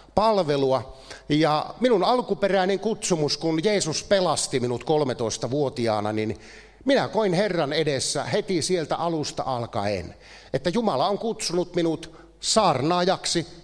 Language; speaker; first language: Finnish; native; Finnish